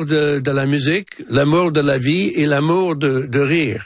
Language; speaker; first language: French; non-native, local second language; English